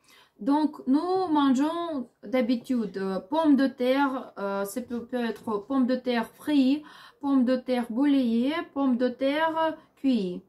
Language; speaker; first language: French; non-native, learner; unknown